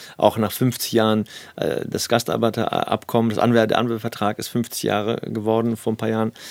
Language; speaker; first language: German; native; German